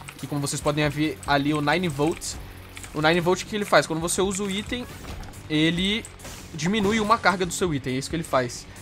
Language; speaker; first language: Portuguese; native; Portuguese